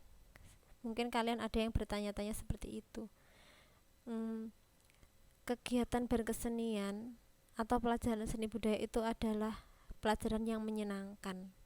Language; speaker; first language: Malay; non-native, local second language; Javanese